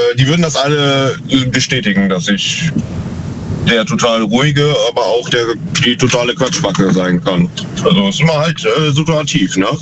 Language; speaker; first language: German; native; German